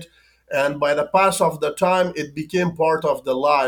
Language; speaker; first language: English; non-native, fluent; Persian